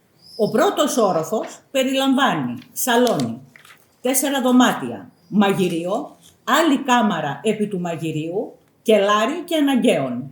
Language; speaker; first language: Greek; native; Greek